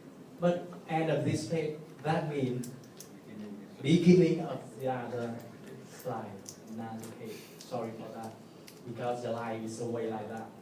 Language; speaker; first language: English; non-native, learner; Vietnamese